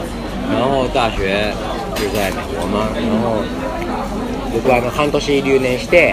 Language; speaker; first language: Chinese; early bilingual, heritage; Japanese